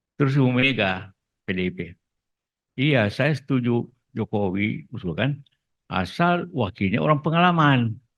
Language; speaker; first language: Indonesian; non-native, local second language; Buginese